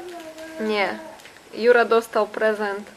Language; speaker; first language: Polish; non-native, fluent; Ukrainian